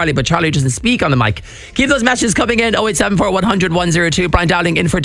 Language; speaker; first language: English; native; English